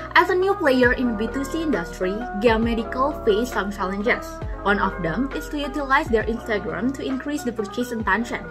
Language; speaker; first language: English; non-native, fluent; Indonesian